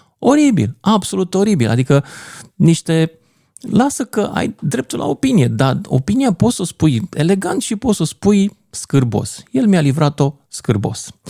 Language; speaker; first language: Romanian; native; Romanian